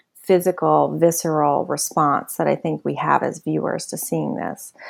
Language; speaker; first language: English; native; English